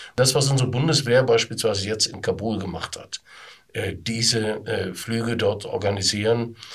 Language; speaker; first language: German; native; German